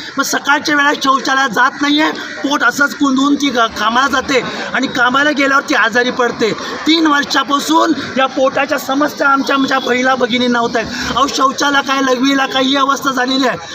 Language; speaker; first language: Marathi; native; Marathi